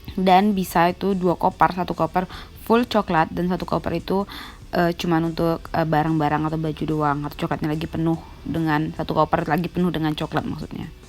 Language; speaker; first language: Indonesian; native; Indonesian